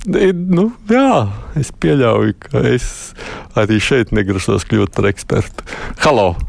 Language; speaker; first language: Latvian; native; Latvian